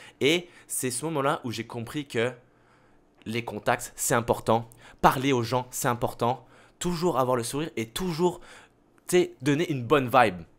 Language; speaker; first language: French; native; French